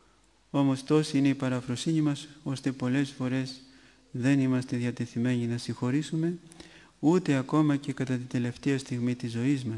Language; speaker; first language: Greek; native; Greek